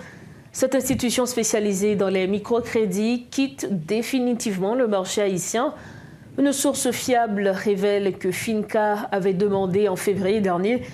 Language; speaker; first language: French; non-native, local second language; Haitian Creole